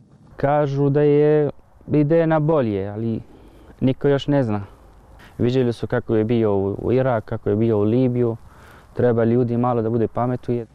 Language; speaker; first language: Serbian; non-native, learner; Arabic